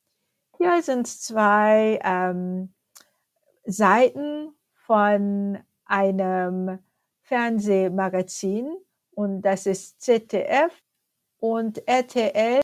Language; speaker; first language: German; non-native, fluent; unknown